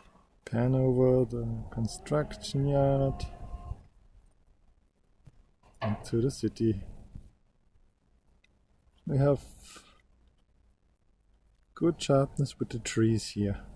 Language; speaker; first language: English; non-native, fluent; German